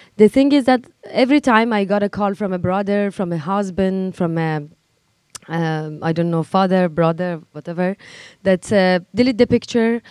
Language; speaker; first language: English; non-native, fluent; Persian